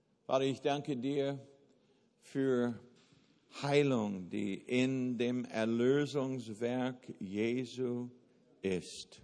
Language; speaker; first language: German; non-native, fluent; English